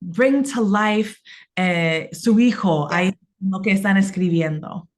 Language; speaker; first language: Spanish; non-native, fluent; English